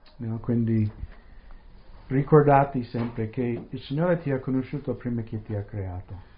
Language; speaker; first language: Italian; non-native, fluent; English